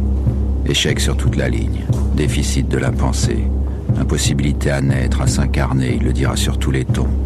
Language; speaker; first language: French; native; French